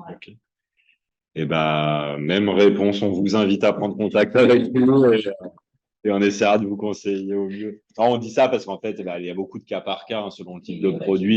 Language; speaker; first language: French; native; French